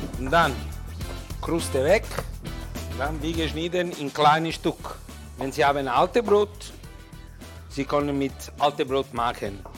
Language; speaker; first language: German; non-native, learner; Italian